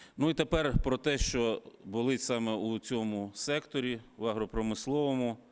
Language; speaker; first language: Ukrainian; native; Ukrainian